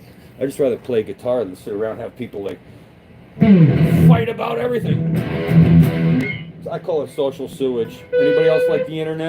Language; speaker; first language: English; native; English